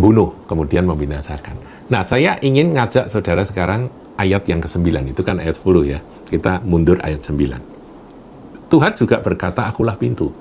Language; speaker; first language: Indonesian; native; Indonesian